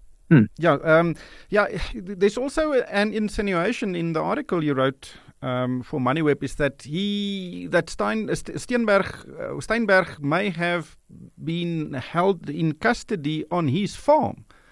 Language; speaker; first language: English; non-native, local second language; Afrikaans